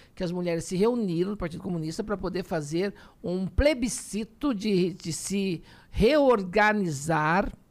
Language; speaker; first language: Portuguese; native; Portuguese